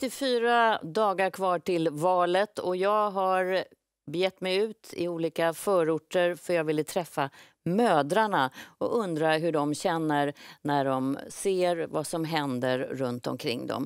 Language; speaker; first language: Swedish; native; Swedish